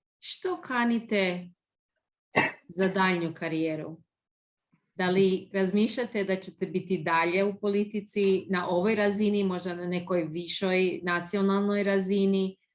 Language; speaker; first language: Bosnian; early bilingual, heritage; Croatian